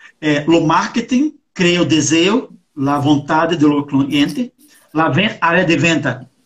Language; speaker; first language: Portuguese; non-native, learner; Spanish